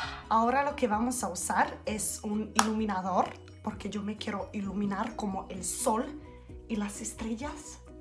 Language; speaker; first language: Spanish; non-native, learner; Bosnian